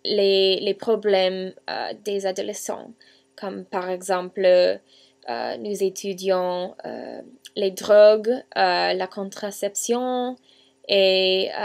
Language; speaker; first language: French; non-native, learner; English